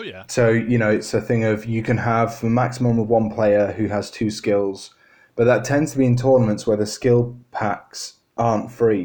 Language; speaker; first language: English; native; English